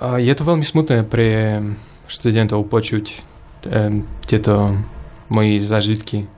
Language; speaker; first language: Slovak; non-native, fluent; Russian